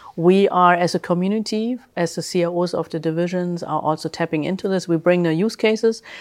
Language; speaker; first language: English; early bilingual, other home language; German